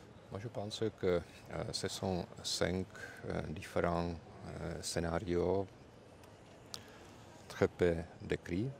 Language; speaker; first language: French; non-native, fluent; Czech